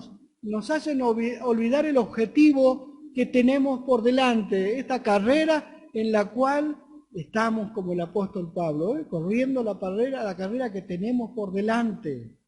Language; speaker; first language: Spanish; native; Spanish